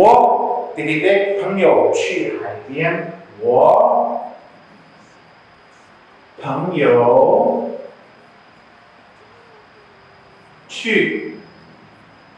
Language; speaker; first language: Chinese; non-native, fluent; Indonesian